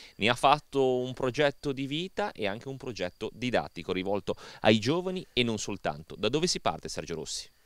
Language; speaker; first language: Italian; native; Italian